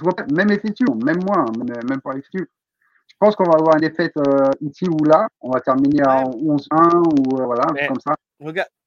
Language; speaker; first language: French; native; French